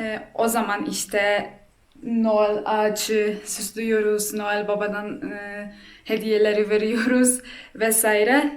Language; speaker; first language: Turkish; non-native, fluent; Polish